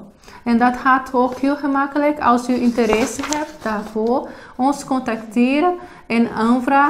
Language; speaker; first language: Dutch; non-native, fluent; Portuguese